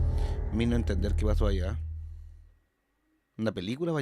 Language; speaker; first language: Spanish; native; Spanish